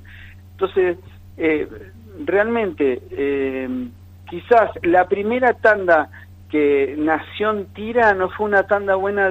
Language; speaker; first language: Spanish; native; Spanish